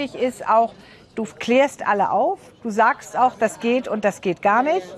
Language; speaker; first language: German; native; German